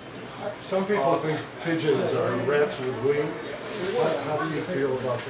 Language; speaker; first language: English; native; English